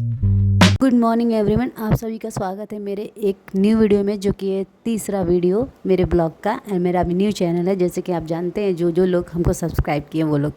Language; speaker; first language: Hindi; native; Hindi